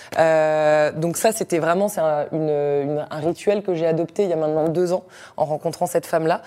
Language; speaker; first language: French; native; French